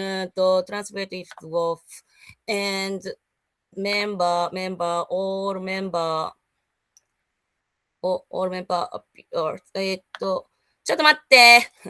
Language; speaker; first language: English; non-native, learner; Japanese